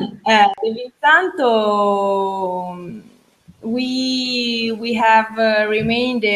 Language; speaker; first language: English; non-native, learner; Italian